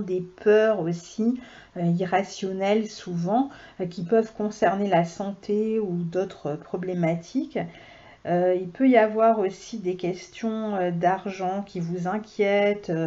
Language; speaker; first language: French; native; French